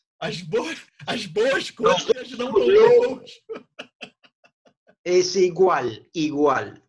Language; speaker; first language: Portuguese; non-native, learner; Spanish